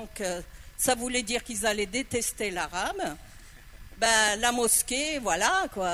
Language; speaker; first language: French; non-native, local second language; Arabic